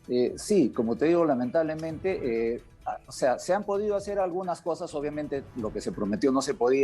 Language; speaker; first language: Spanish; native; Spanish